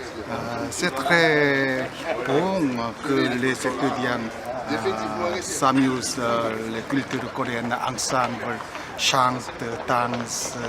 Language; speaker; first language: French; non-native, learner; Korean